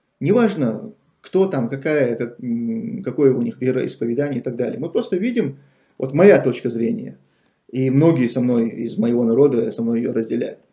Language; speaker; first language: Russian; non-native, local second language; Chechen